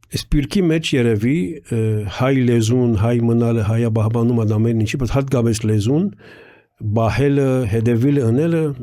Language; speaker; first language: Armenian; early bilingual, heritage; Armenian